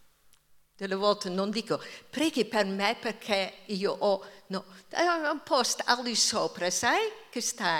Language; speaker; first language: Italian; non-native, fluent; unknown